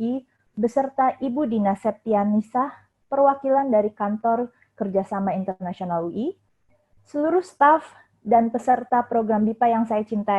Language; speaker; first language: Indonesian; native; Indonesian